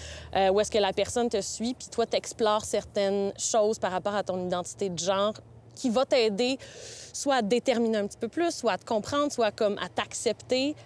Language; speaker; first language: French; native; French